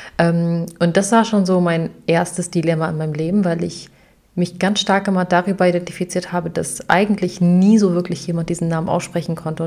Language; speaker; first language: German; early bilingual, other home language; Arabic